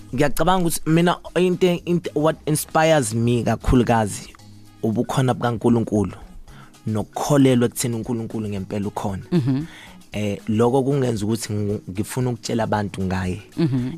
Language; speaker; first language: Zulu; native; Zulu